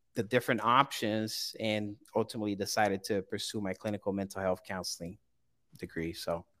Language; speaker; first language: English; early bilingual, other home language; Portuguese